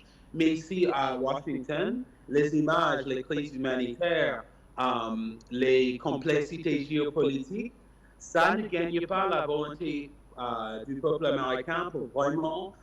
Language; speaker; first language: French; non-native, fluent; English